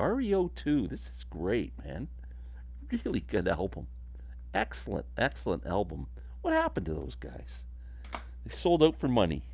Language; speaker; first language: English; native; English